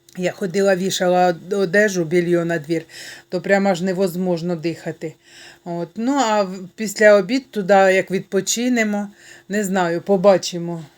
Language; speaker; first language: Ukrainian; native; Ukrainian